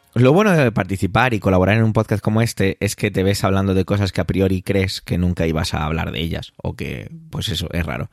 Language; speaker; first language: Spanish; native; Spanish